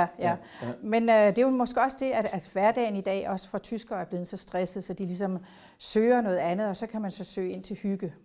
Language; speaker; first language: Danish; native; Danish